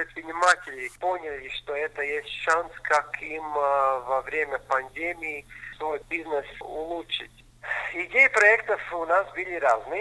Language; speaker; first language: Russian; non-native, local second language; Latvian